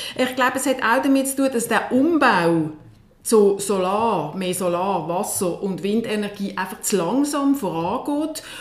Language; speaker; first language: German; native; German